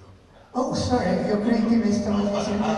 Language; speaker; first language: Spanish; non-native, fluent; English